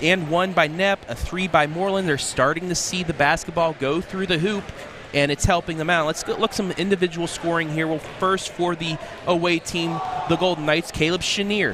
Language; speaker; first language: English; native; English